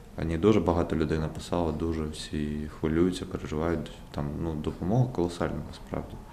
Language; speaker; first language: Ukrainian; non-native, local second language; Russian